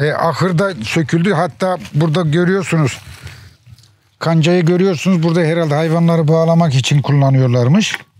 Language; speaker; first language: Turkish; native; Turkish